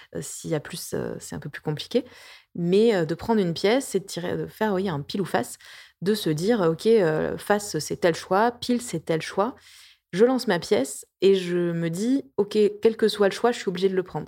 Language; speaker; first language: French; native; French